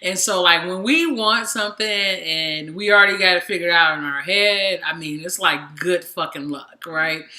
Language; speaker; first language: English; native; English